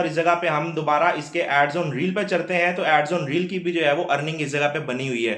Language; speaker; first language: Urdu; non-native, local second language; Punjabi